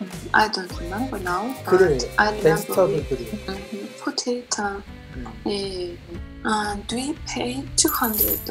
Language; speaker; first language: English; non-native, learner; Russian